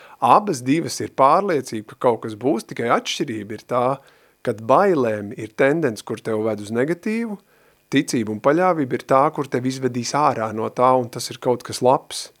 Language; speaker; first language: Latvian; native; Latvian